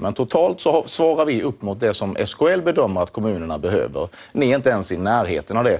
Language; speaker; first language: Swedish; native; Swedish